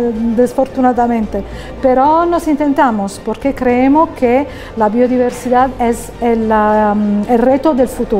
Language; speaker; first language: Spanish; non-native, fluent; Italian